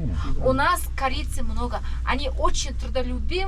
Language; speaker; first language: Russian; non-native, local second language; Kazakh